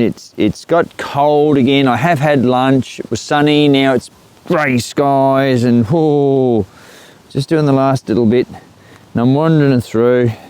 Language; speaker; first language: English; native; English